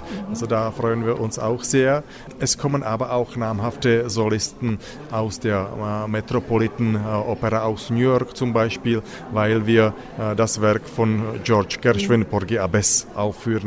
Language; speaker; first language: German; non-native, fluent; Czech